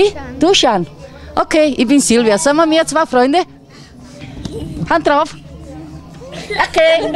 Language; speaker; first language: German; non-native, learner; Croatian